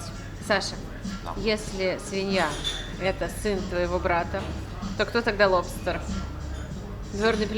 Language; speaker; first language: Russian; native; Russian